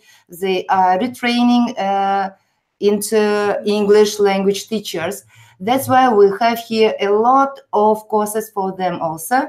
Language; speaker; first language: English; non-native, fluent; Uzbek